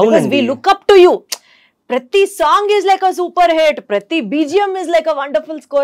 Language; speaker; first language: Telugu; native; Telugu